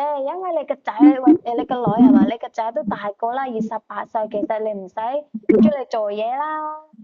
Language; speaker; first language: Cantonese; native; Cantonese